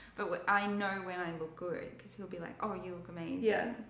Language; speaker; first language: English; native; English